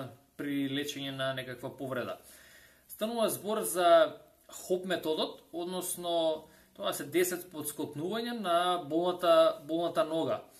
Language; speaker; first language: Macedonian; native; Macedonian